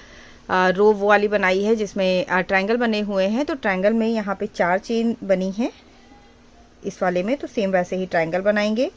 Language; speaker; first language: Hindi; native; Hindi